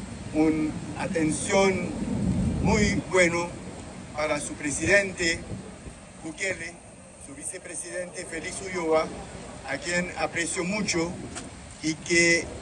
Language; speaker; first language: Spanish; non-native, fluent; Haitian Creole